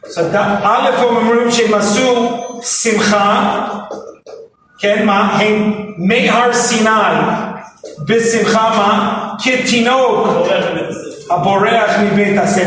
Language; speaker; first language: Hebrew; non-native, fluent; English